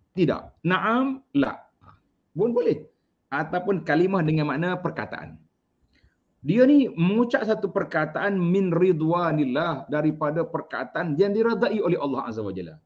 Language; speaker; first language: Malay; native; Malay